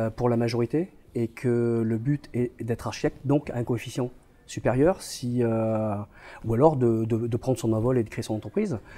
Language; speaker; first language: French; native; French